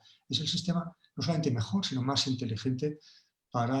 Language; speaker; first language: Spanish; native; Spanish